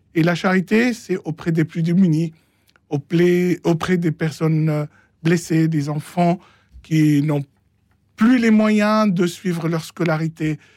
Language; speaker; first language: French; non-native, local second language; Arabic